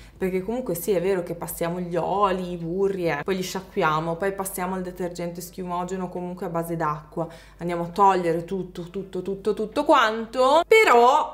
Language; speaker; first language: Italian; native; Italian